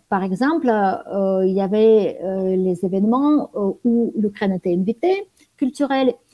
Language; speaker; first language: French; non-native, fluent; Ukrainian